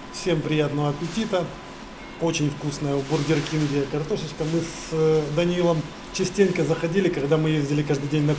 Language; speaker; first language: Russian; native; Russian